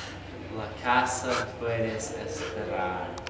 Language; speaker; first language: Spanish; non-native, learner; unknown